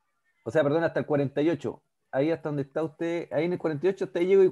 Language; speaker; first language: Spanish; native; Spanish